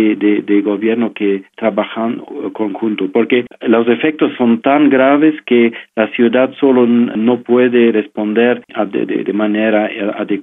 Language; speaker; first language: Spanish; non-native, fluent; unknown